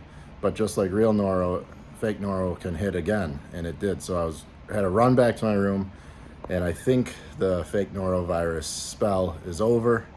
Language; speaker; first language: English; native; English